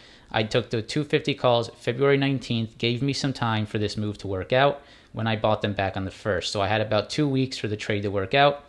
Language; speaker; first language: English; native; English